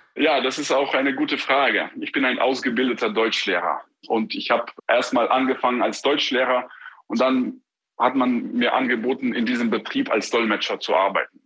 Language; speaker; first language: German; non-native, fluent; Ukrainian